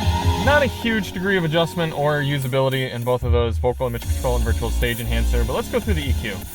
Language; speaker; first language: English; native; English